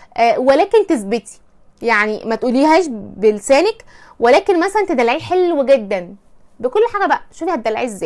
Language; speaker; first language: Arabic; native; Arabic